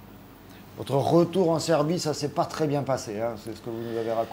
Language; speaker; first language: French; native; French